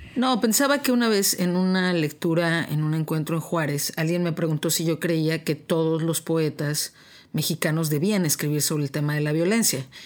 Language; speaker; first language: Spanish; native; Spanish